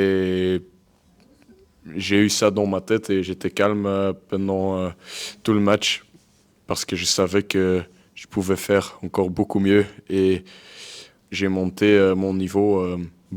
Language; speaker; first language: French; non-native, local second language; Dutch